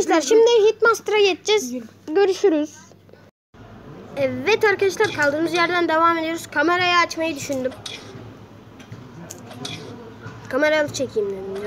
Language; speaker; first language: Turkish; native; Turkish